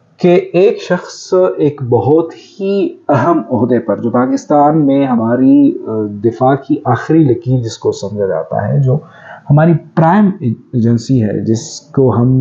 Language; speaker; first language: Urdu; non-native, local second language; Pashto